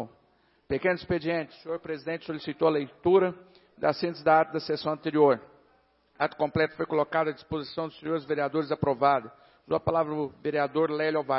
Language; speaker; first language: Portuguese; native; Portuguese